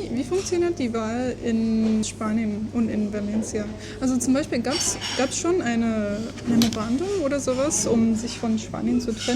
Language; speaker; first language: German; non-native, fluent; English